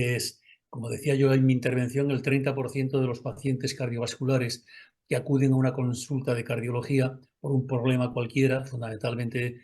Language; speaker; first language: Spanish; native; Spanish